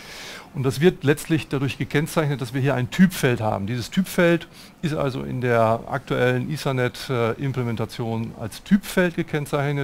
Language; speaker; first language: German; native; German